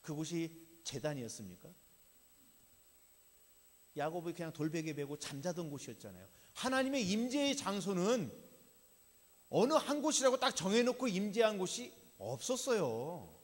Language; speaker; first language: Korean; native; Korean